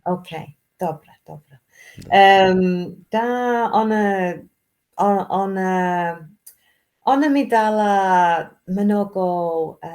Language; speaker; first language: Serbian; non-native, learner; English